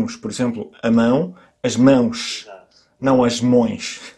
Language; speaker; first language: Portuguese; non-native, fluent; Italian